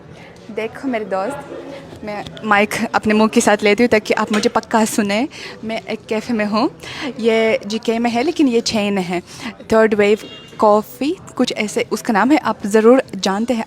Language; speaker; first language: Hindi; non-native, fluent; Russian